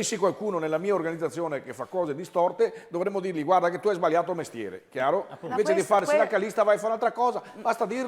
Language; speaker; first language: Italian; native; Italian